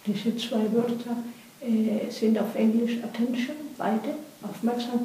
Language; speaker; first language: German; non-native, fluent; Spanish